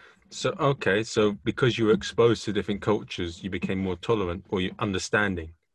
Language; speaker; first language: English; native; English